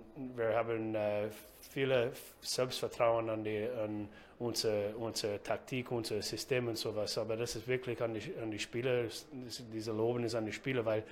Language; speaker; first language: German; non-native, learner; English